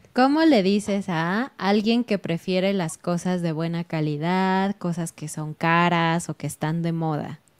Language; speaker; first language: Spanish; native; Spanish